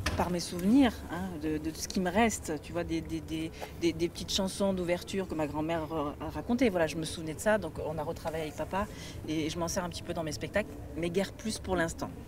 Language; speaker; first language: French; early bilingual, other home language; Arabic